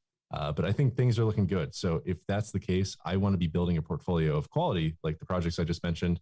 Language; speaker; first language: English; native; English